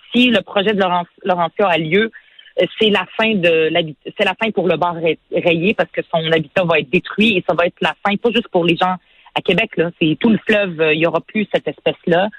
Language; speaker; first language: French; early bilingual, other home language; Arabic